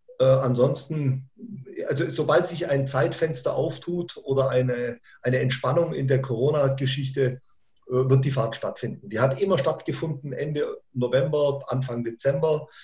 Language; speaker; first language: German; native; German